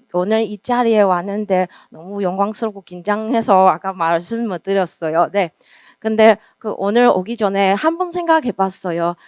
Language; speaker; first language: Korean; non-native, learner; Chinese